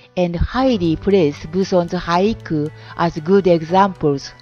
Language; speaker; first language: English; non-native, fluent; Japanese